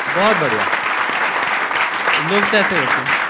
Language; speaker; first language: Hindi; native; Hindi